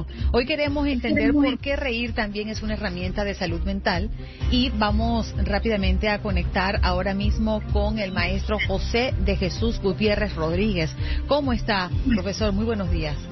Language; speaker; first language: Spanish; native; Spanish